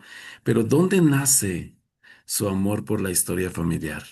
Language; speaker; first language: Spanish; native; Spanish